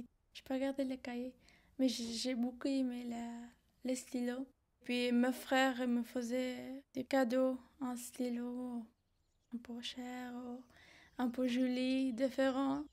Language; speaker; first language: French; non-native, learner; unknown